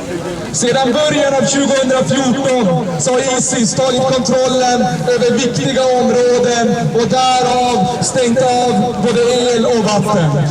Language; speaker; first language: Swedish; native; Swedish